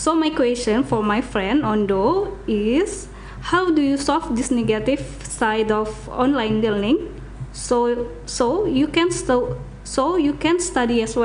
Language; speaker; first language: English; non-native, learner; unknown